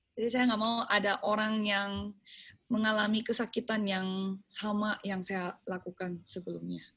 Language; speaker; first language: Indonesian; early bilingual, other home language; Korean